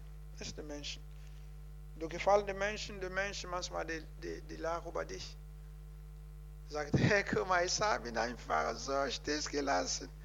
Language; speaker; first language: German; non-native, learner; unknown